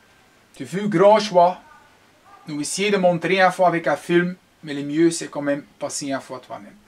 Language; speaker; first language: French; non-native, local second language; Dutch